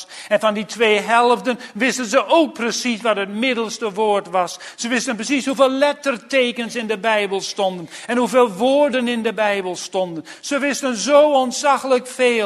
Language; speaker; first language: Dutch; native; Dutch